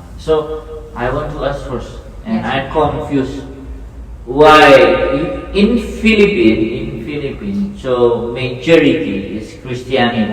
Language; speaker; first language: English; non-native, learner; Indonesian